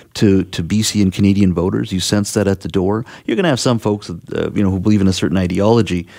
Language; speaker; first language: English; native; English